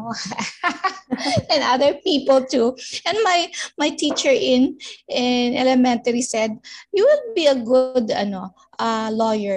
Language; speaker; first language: English; non-native, local second language; Filipino